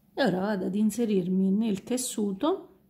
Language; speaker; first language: Italian; native; Italian